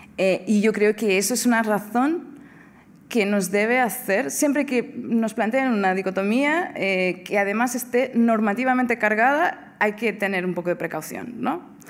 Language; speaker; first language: Spanish; non-native, fluent; Portuguese